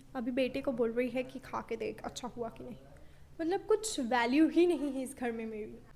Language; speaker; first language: Hindi; non-native, local second language; Marathi